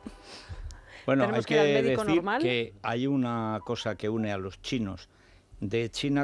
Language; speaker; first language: Spanish; native; Spanish